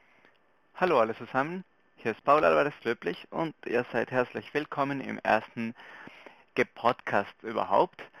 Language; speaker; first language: German; non-native, fluent; Spanish